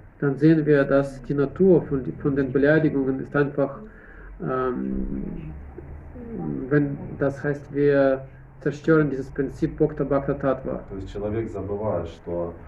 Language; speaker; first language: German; non-native, fluent; Russian